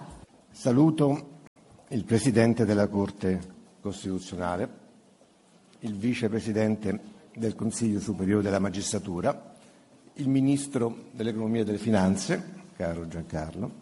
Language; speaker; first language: Italian; native; Italian